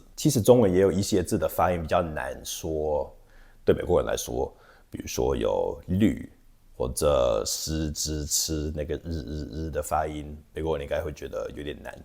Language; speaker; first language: Chinese; non-native, fluent; English